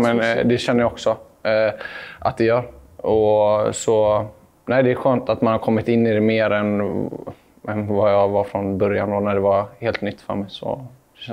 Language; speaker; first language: Swedish; native; Swedish